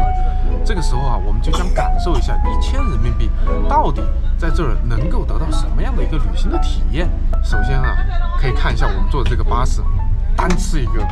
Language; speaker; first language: Chinese; native; Chinese